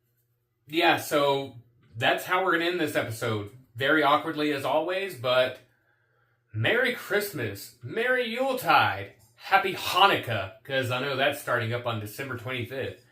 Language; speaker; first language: English; native; English